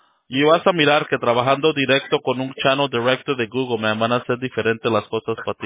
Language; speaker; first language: Spanish; early bilingual, heritage; Spanish